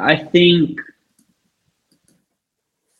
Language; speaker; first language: English; native; English